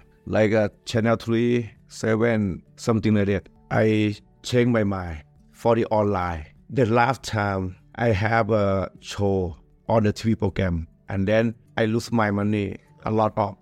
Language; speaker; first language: English; non-native, learner; Thai